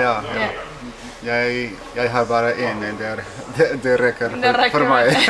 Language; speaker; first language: Norwegian; non-native, learner; English